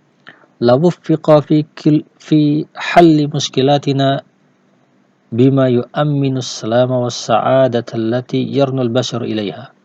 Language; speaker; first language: Arabic; non-native, fluent; Indonesian